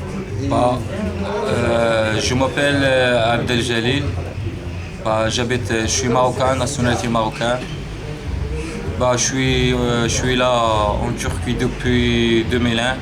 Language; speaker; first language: French; non-native, learner; Arabic